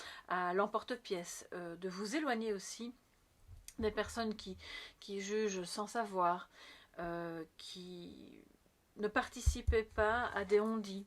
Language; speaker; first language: French; native; French